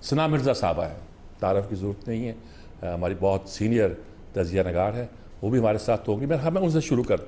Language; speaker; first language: Urdu; native; Urdu